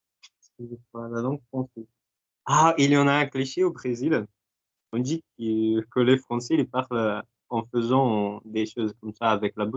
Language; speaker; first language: French; non-native, fluent; Portuguese